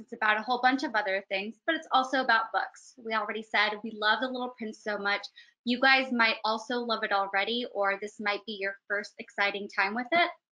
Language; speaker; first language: English; native; English